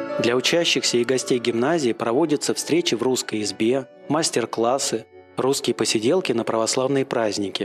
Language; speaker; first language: Russian; native; Russian